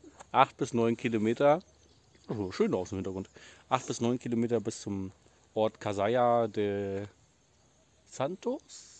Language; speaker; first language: German; native; German